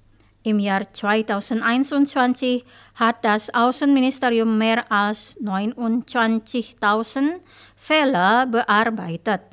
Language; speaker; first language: German; non-native, fluent; Indonesian